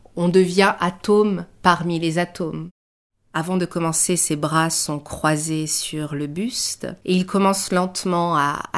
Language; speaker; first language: French; early bilingual, other home language; Persian